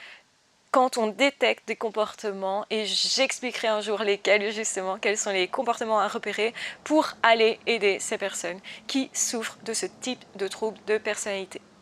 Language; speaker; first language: French; native; French